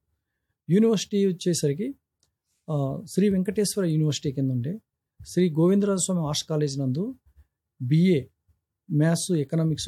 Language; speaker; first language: Telugu; native; Telugu